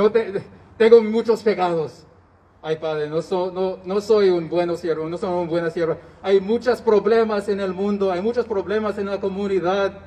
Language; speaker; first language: Spanish; non-native, learner; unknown